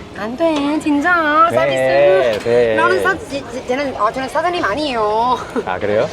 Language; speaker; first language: Korean; non-native, learner; Vietnamese